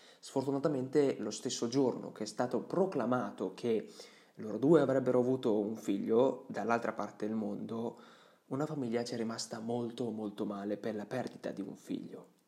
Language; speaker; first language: Italian; early bilingual, other home language; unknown